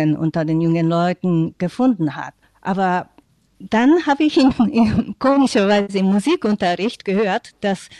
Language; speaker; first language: German; non-native, fluent; Japanese